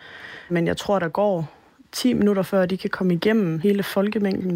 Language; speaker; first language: Danish; native; Danish